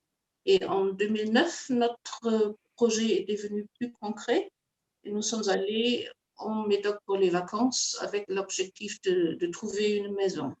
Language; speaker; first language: French; non-native, fluent; German